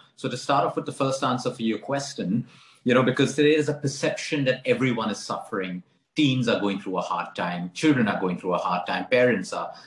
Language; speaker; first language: English; non-native, local second language; Konkani